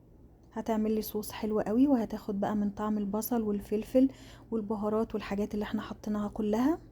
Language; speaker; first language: Arabic; native; Arabic